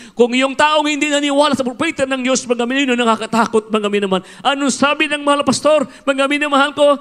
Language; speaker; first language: Filipino; non-native, local second language; Cebuano